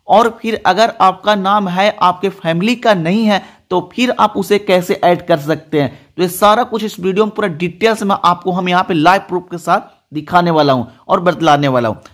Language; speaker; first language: Hindi; native; Hindi